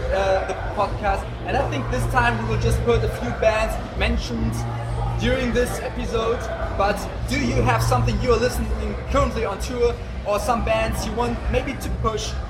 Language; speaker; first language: English; non-native, fluent; German